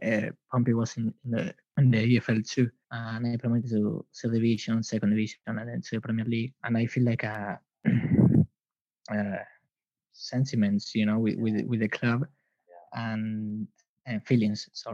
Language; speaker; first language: English; non-native, learner; Spanish